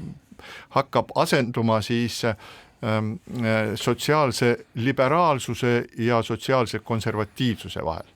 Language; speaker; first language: Estonian; native; Estonian